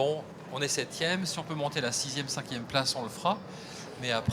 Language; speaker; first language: French; native; French